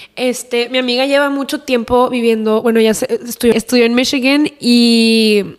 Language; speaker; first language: Spanish; native; Spanish